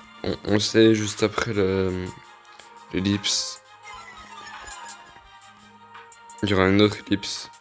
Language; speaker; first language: French; native; French